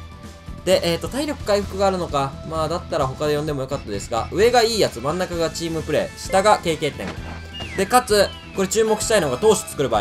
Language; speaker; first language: Japanese; native; Japanese